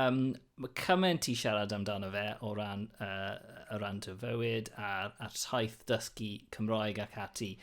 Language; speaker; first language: Welsh; non-native, local second language; English